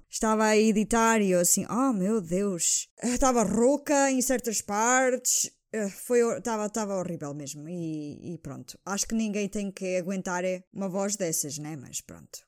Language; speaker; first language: Portuguese; early bilingual, heritage; Portuguese